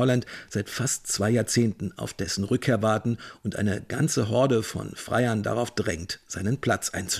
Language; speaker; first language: German; native; German